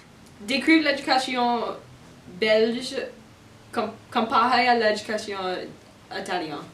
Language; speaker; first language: French; non-native, learner; English